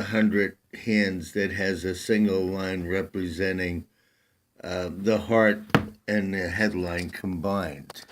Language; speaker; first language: English; native; English